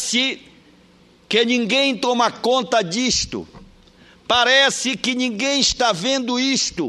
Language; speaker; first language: Portuguese; native; Portuguese